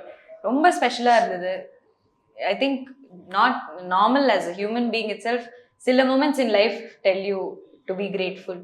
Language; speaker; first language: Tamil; non-native, local second language; Malayalam